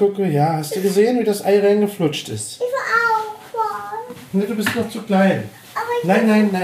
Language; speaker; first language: German; native; German